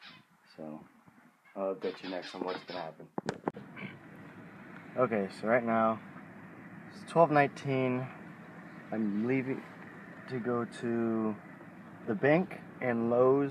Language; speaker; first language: English; native; English